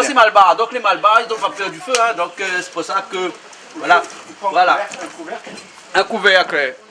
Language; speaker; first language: French; native; French